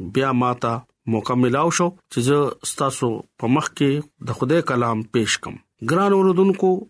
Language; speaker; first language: Pashto; non-native, local second language; Urdu